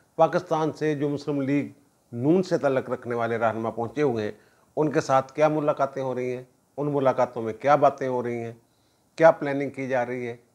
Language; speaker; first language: Urdu; non-native, local second language; Punjabi